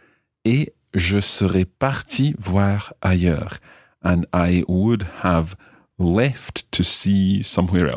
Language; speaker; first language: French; non-native, fluent; English